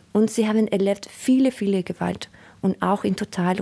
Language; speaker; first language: German; non-native, learner; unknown